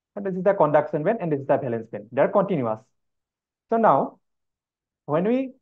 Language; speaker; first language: English; non-native, local second language; Assamese